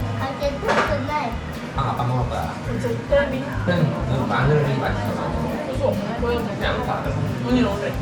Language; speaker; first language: Korean; native; Korean